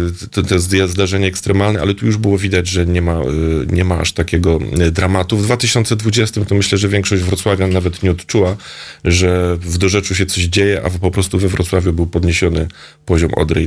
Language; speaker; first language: Polish; native; Polish